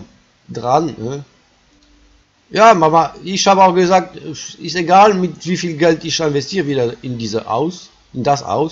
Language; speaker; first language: German; non-native, fluent; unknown